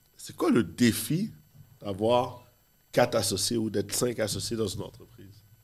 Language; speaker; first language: French; native; French